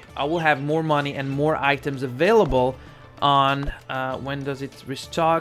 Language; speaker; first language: English; non-native, fluent; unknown